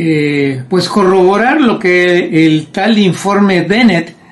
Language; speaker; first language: Spanish; native; Spanish